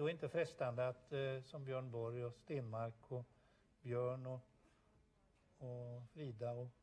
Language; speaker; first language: Swedish; native; Swedish